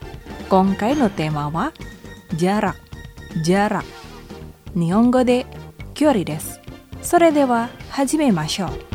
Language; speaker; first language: Japanese; non-native, fluent; Indonesian